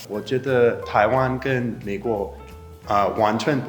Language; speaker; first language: Chinese; non-native, learner; English